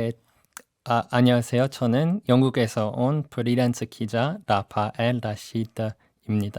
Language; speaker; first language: Korean; non-native, fluent; English